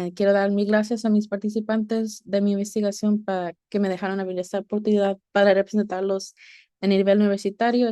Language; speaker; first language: Spanish; early bilingual, heritage; Spanish